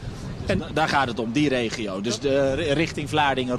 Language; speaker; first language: Dutch; native; Dutch